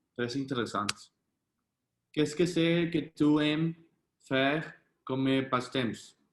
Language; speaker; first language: French; non-native, learner; Spanish